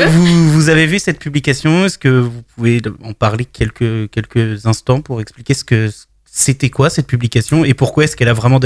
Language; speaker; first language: French; native; French